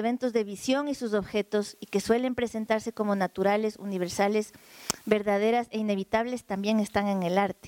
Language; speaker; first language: Spanish; native; Spanish